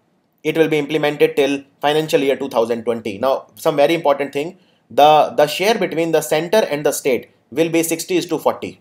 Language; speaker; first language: English; non-native, local second language; Hindi